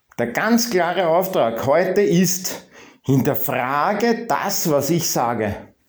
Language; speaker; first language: German; native; German